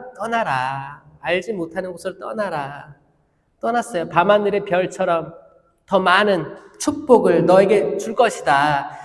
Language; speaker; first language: Korean; native; Korean